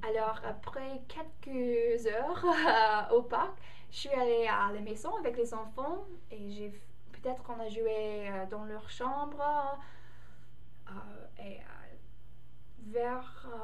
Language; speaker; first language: French; non-native, learner; English